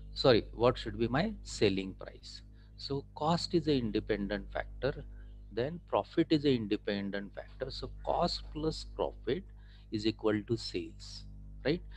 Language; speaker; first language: English; non-native, local second language; Marathi